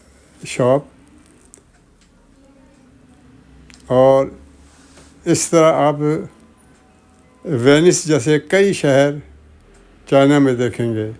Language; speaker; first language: Urdu; native; Urdu